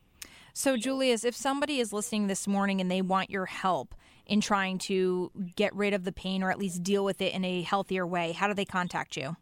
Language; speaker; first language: English; native; English